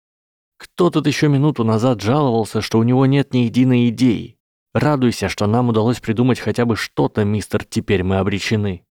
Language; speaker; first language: Russian; native; Russian